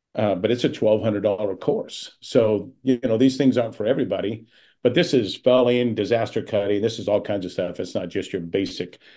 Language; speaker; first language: English; native; English